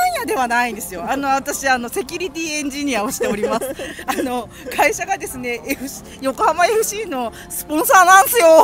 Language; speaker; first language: Japanese; native; Japanese